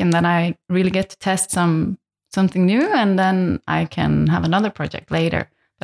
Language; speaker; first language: English; non-native, fluent; Norwegian